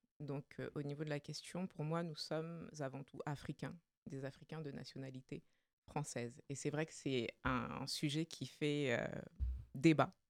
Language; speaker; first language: French; early bilingual, other home language; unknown